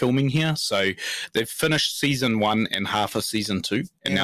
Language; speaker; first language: English; native; English